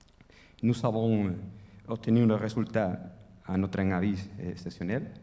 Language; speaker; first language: French; non-native, fluent; Spanish